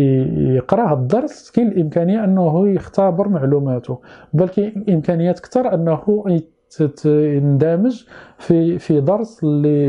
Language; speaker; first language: Arabic; native; Arabic